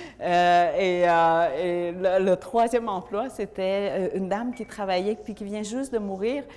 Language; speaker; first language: French; early bilingual, other home language; Vietnamese